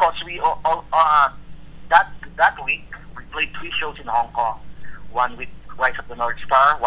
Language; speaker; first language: English; non-native, local second language; Filipino